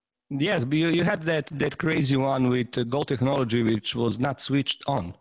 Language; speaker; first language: English; non-native, fluent; Serbian